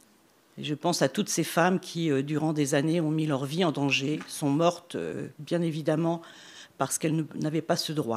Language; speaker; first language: French; native; French